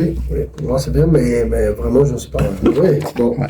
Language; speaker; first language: French; non-native, learner; Spanish